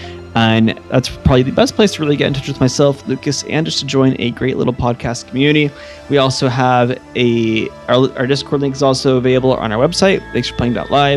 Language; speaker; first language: English; native; English